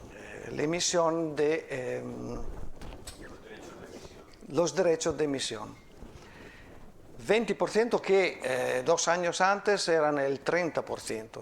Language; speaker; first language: Spanish; non-native, fluent; Italian